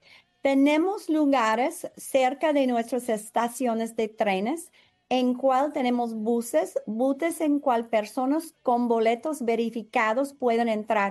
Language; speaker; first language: Spanish; non-native, learner; English